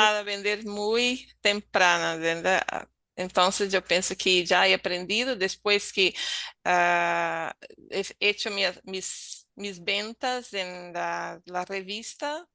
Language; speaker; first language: Spanish; non-native, learner; Portuguese